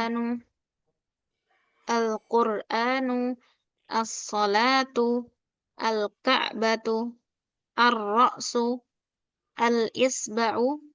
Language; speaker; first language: Arabic; non-native, fluent; Indonesian